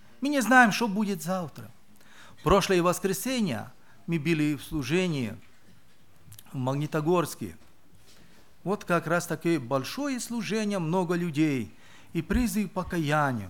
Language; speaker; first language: Russian; non-native, local second language; Romany